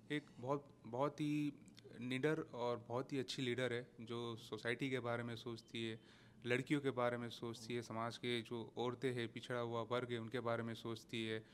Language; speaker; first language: Hindi; native; Hindi